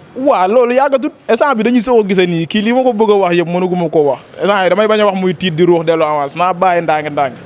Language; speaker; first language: Wolof; native; Wolof